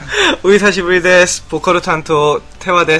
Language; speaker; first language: Japanese; non-native, learner; Korean